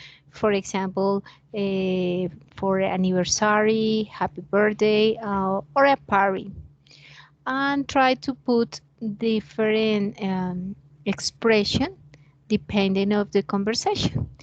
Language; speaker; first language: English; non-native, learner; Spanish